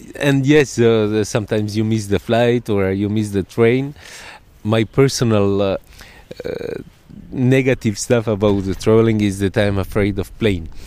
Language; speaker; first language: English; non-native, fluent; Serbian